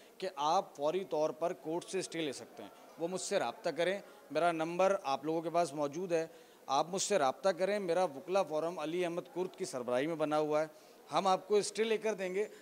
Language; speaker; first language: Urdu; native; Urdu